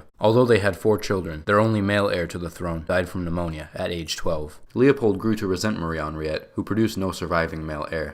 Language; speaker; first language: English; native; English